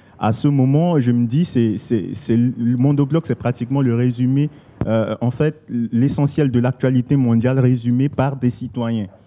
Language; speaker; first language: French; non-native, local second language; Sango